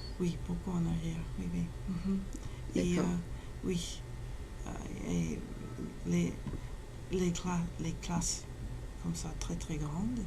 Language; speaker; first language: French; non-native, fluent; English